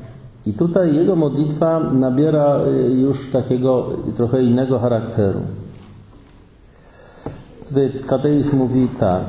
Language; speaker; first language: Polish; native; Polish